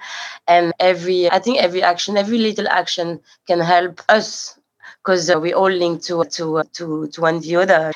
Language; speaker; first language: English; non-native, fluent; French